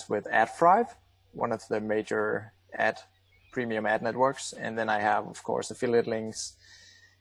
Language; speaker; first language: English; non-native, fluent; Danish